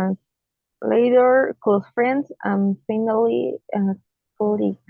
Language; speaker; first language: English; non-native, learner; Spanish